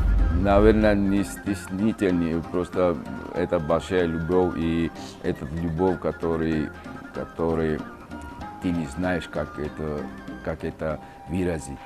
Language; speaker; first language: Russian; non-native, fluent; Georgian